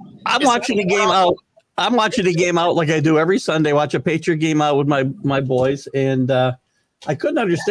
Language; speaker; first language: English; native; English